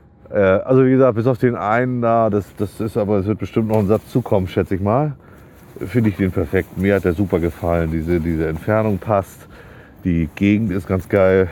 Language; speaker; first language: German; native; German